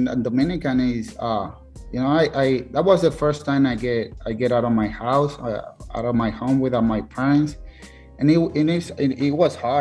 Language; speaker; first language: English; non-native, learner; Spanish